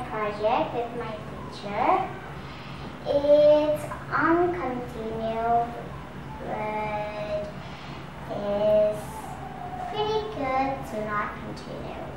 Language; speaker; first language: English; non-native, learner; Indonesian